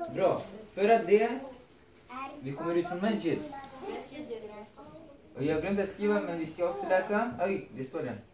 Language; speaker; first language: Swedish; non-native, fluent; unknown